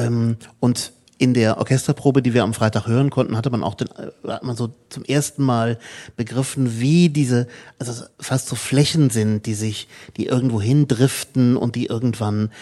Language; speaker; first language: German; native; German